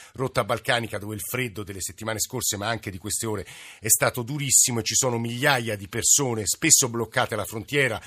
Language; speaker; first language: Italian; native; Italian